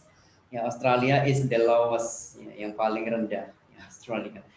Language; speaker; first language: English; non-native, learner; Indonesian